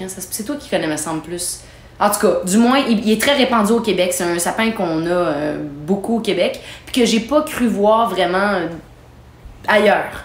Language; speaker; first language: French; native; French